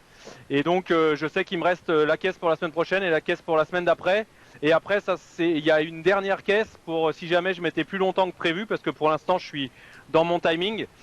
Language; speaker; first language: French; native; French